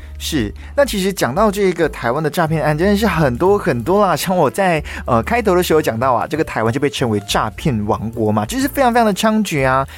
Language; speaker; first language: Chinese; native; Chinese